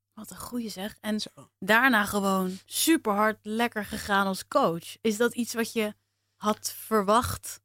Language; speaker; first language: Dutch; native; Dutch